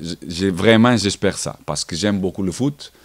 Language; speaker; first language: French; non-native, learner; Portuguese